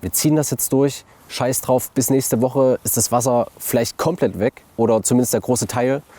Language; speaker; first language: German; native; German